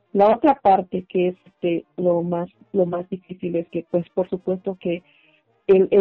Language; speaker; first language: Spanish; non-native, local second language; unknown